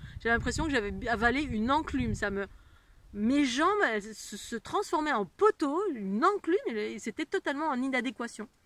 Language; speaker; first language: French; native; French